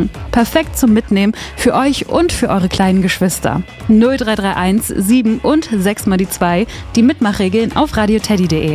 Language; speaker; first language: German; native; German